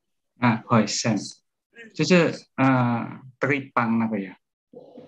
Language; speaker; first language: Cantonese; non-native, learner; Indonesian